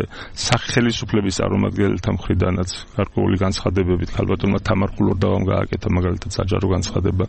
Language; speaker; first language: Georgian; native; Georgian